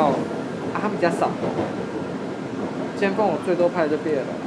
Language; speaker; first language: Chinese; native; Chinese